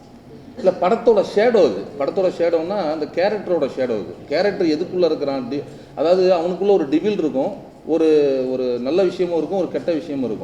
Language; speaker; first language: Tamil; native; Tamil